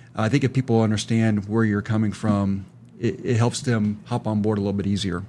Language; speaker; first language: English; native; English